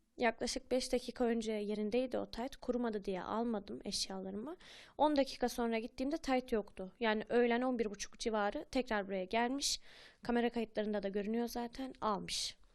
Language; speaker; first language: Turkish; native; Turkish